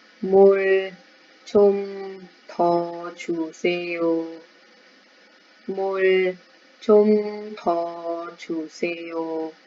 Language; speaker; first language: Korean; non-native, fluent; Thai